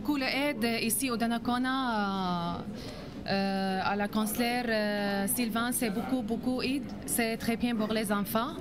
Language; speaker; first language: French; non-native, learner; Arabic